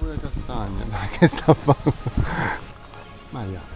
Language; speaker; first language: Italian; native; Italian